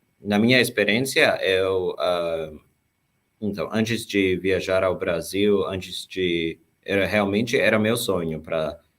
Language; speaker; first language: Portuguese; non-native, fluent; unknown